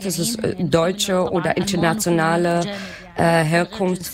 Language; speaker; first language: German; non-native, learner; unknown